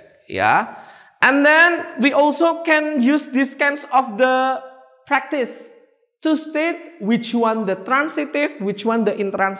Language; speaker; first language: English; non-native, fluent; Indonesian